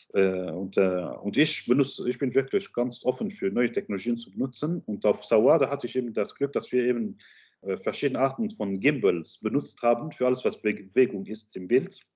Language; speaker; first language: German; non-native, local second language; Arabic